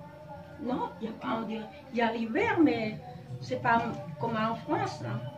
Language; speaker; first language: French; non-native, local second language; Javanese